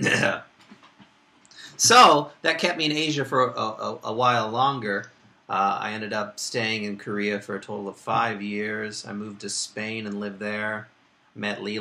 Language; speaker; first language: English; native; English